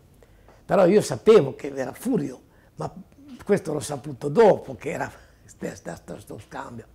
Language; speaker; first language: Italian; native; Italian